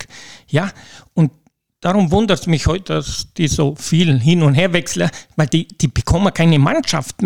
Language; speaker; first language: German; non-native, local second language; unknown